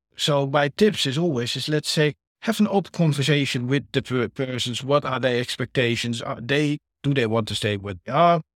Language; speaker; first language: English; non-native, fluent; Dutch